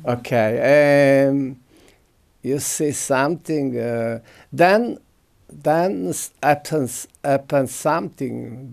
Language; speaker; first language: English; non-native, learner; Italian